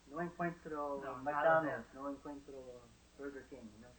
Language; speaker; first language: Spanish; non-native, fluent; English